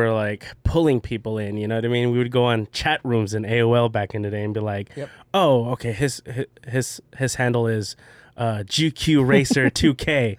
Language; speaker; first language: English; early bilingual, other home language; Filipino